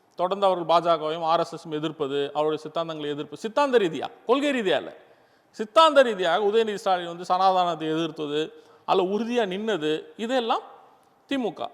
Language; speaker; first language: Tamil; non-native, local second language; Urdu